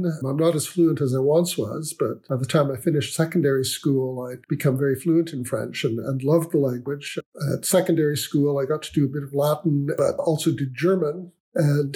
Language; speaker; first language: English; native; English